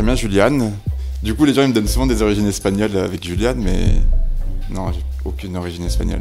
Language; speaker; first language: French; native; French